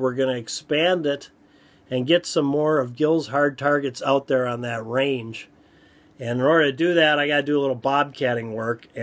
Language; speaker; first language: English; native; English